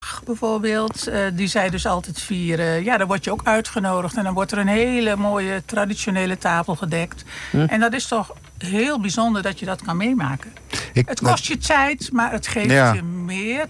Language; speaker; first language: Dutch; native; Dutch